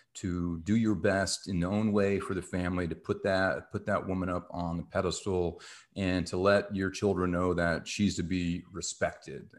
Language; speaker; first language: English; native; English